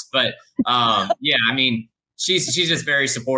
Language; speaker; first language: English; native; English